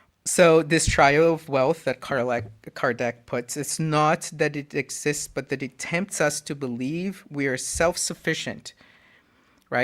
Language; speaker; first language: English; non-native, fluent; Portuguese